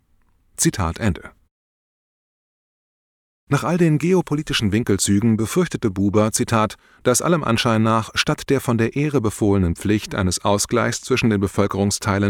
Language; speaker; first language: German; native; German